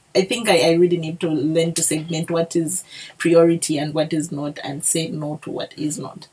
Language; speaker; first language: English; non-native, local second language; Bemba